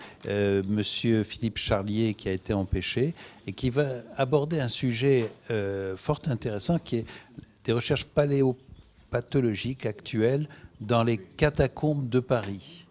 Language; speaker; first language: French; native; French